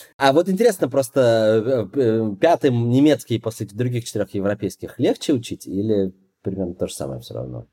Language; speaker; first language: Russian; native; Russian